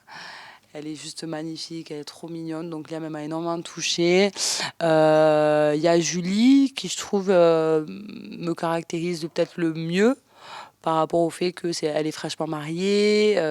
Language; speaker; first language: French; native; French